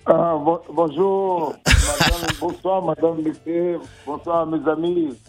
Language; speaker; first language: French; non-native, learner; Portuguese